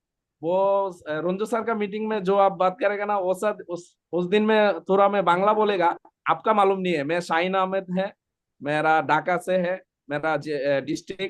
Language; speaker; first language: Hindi; non-native, learner; Bangla